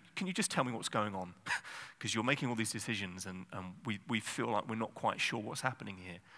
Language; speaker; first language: English; native; English